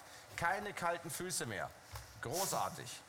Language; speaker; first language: German; native; German